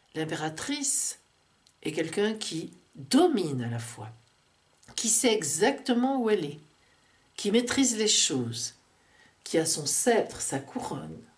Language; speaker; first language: French; native; French